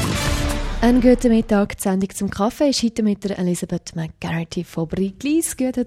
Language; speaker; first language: German; native; German